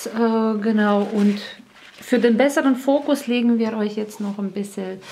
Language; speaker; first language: German; native; German